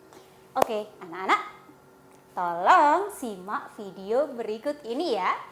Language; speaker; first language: Indonesian; native; Indonesian